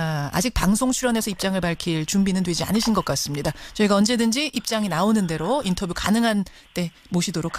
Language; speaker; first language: Korean; native; Korean